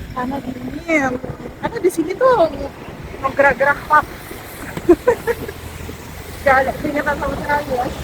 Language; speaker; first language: Indonesian; native; Indonesian